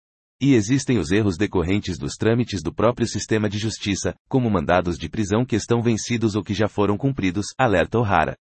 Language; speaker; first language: Portuguese; native; Portuguese